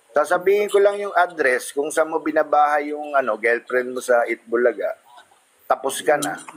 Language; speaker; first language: Filipino; native; Filipino